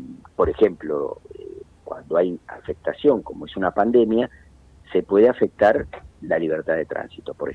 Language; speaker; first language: Spanish; native; Spanish